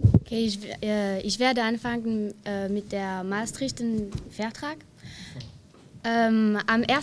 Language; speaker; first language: German; non-native, learner; French